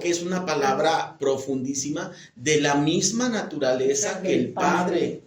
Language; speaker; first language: Spanish; native; Spanish